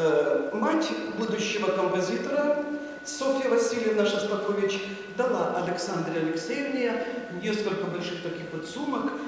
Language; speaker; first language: Russian; native; Russian